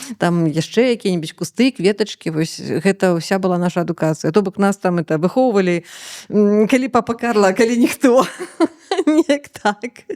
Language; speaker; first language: Belarusian; native; Belarusian